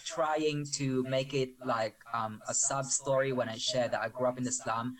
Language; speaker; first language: English; non-native, local second language; Filipino